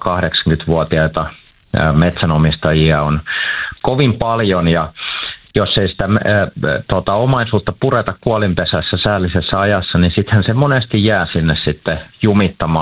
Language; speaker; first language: Finnish; native; Finnish